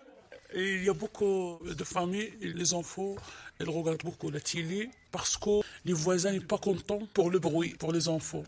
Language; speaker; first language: French; non-native, learner; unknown